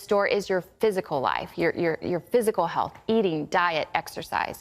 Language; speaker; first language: English; native; English